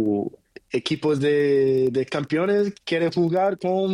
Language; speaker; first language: Spanish; non-native, learner; Portuguese